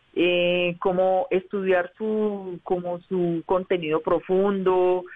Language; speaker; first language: Spanish; native; Spanish